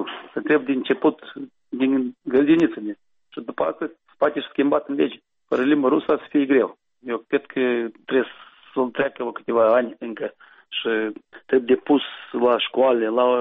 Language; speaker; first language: Romanian; non-native, local second language; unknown